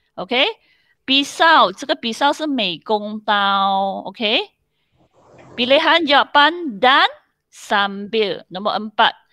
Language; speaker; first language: Malay; non-native, local second language; Chinese